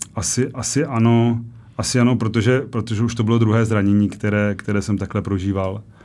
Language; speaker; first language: Czech; native; Czech